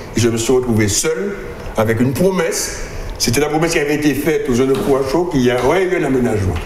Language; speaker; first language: French; native; French